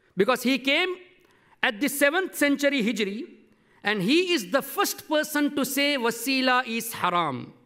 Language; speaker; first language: English; non-native, local second language; Memoni